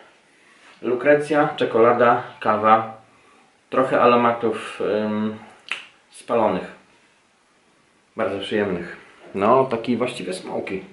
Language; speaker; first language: Polish; native; Polish